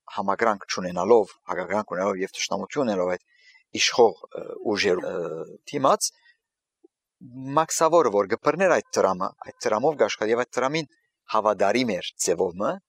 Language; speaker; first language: Armenian; early bilingual, heritage; Armenian